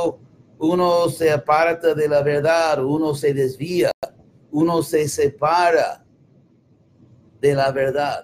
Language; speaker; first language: Spanish; non-native, fluent; English